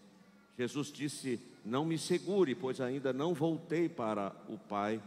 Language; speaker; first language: Portuguese; native; Portuguese